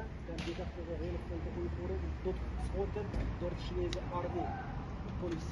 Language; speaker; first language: Dutch; non-native, learner; Uyghur